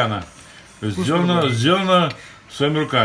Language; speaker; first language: Russian; native; Russian